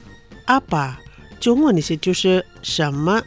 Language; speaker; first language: Chinese; non-native, fluent; Indonesian